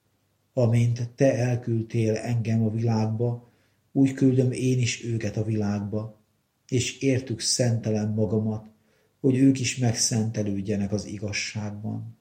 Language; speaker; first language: Hungarian; native; Hungarian